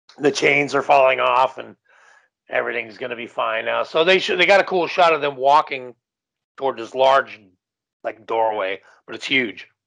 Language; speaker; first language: English; native; English